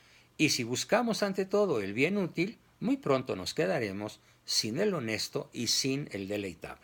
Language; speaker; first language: Spanish; native; Spanish